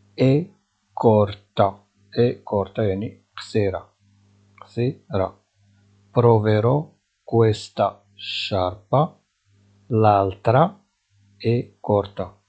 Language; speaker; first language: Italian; non-native, fluent; Arabic